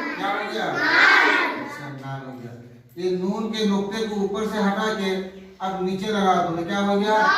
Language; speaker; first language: Hindi; native; Hindi